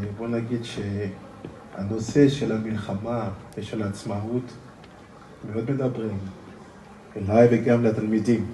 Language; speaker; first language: Hebrew; non-native, learner; French